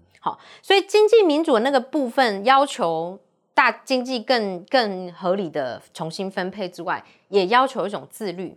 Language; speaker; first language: Chinese; native; Chinese